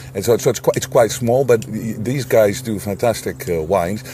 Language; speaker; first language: English; non-native, fluent; Dutch